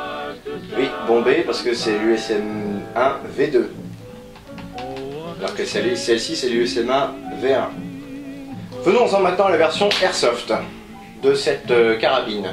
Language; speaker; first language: French; native; French